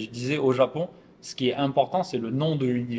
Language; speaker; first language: French; native; French